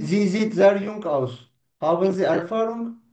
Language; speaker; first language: German; non-native, learner; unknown